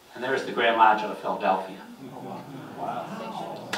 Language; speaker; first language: English; native; English